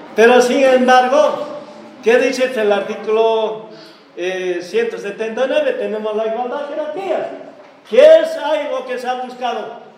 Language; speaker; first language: Spanish; non-native, local second language; Quechua